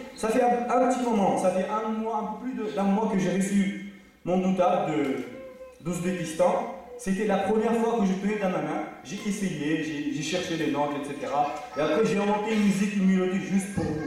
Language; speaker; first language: French; non-native, fluent; Uzbek